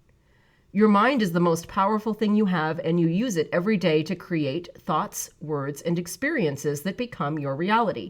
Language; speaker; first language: English; native; English